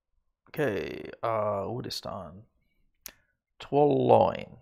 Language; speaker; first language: Finnish; non-native, learner; English